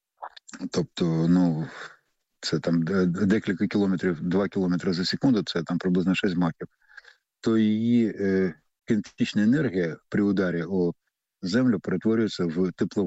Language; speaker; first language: Ukrainian; native; Ukrainian